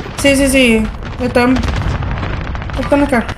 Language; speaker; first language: Spanish; early bilingual, other home language; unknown